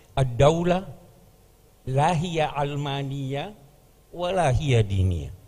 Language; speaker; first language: Arabic; non-native, fluent; Indonesian